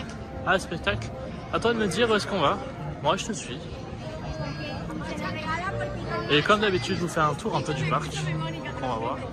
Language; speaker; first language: French; native; French